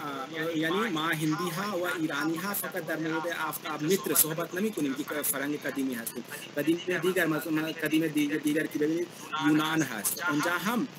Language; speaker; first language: Persian; non-native, learner; Hindi